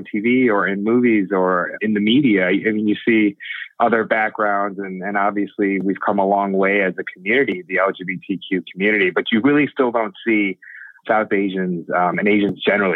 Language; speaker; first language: English; native; English